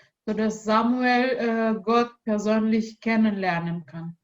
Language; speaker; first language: German; non-native, learner; Indonesian